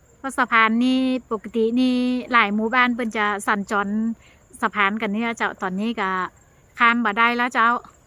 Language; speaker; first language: Thai; native; Thai